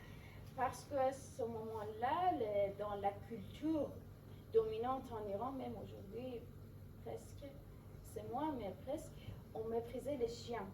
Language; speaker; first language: French; non-native, fluent; Persian